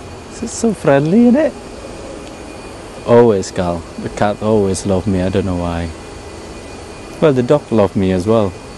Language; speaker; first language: English; non-native, fluent; Indonesian